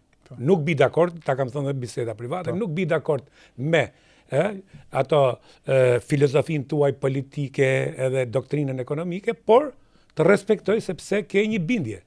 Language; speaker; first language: Albanian; native; Albanian